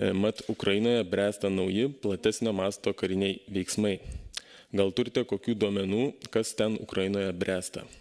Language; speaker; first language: Lithuanian; native; Lithuanian